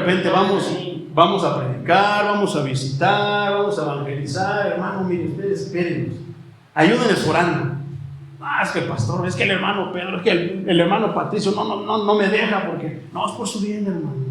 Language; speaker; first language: Spanish; native; Spanish